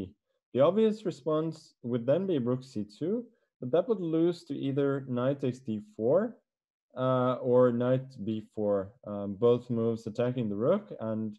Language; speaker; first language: English; non-native, fluent; Norwegian